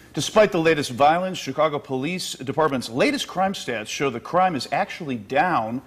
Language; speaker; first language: English; native; English